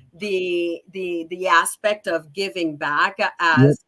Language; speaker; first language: English; early bilingual, other home language; Haitian Creole